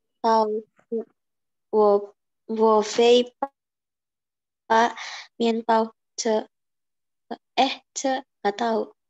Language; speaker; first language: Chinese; non-native, learner; Indonesian